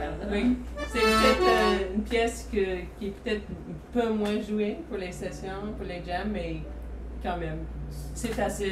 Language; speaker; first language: French; non-native, fluent; English